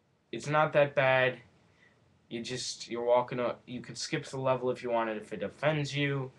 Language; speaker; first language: English; native; English